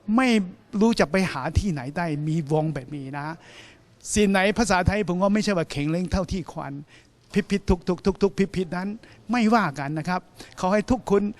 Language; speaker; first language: Thai; non-native, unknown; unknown